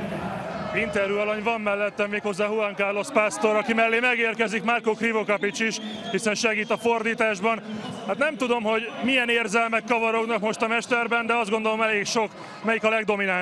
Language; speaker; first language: Hungarian; native; Hungarian